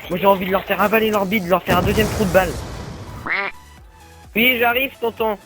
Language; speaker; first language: French; native; French